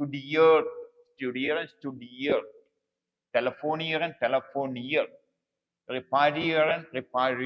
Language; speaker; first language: German; non-native, fluent; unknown